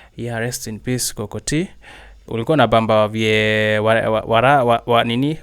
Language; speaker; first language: Swahili; native; Swahili